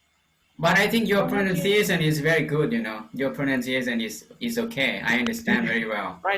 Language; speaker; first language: English; non-native, fluent; Lao